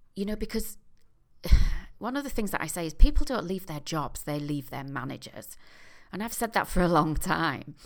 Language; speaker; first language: English; native; English